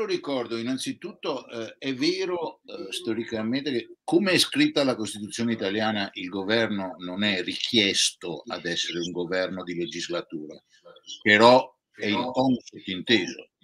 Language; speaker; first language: Italian; native; Italian